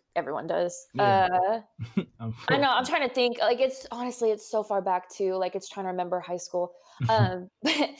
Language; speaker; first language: English; native; English